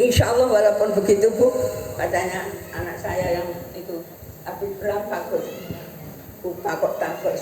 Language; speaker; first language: Indonesian; non-native, local second language; Javanese